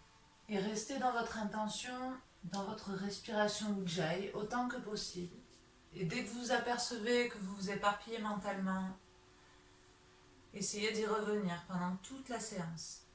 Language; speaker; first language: French; native; French